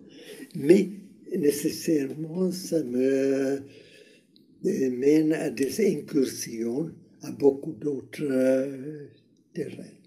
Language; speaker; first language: French; non-native, learner; Hungarian